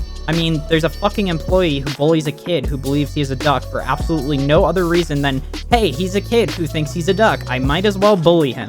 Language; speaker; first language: English; native; English